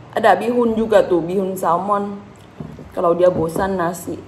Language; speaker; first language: Indonesian; native; Indonesian